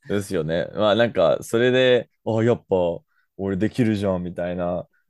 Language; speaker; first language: Japanese; non-native, fluent; English